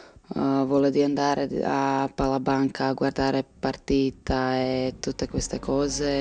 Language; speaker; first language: Italian; non-native, learner; Serbian